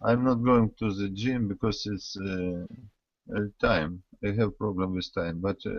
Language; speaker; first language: English; non-native, learner; Russian